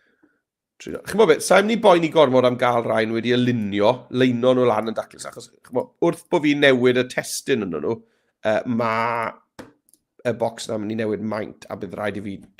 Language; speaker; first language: Welsh; native; Welsh